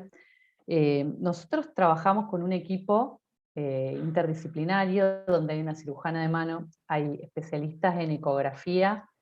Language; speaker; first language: Spanish; native; Spanish